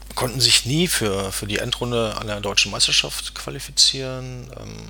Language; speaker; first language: German; native; German